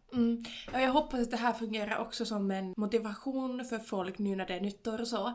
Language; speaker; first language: Swedish; non-native, fluent; Finnish